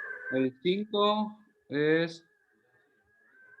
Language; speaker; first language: Spanish; native; Spanish